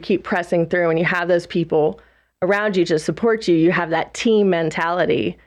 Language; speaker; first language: English; native; English